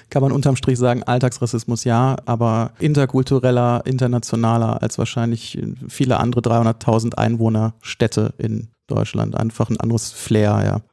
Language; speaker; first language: German; native; German